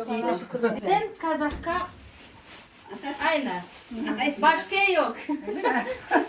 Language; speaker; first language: Turkish; non-native, learner; Russian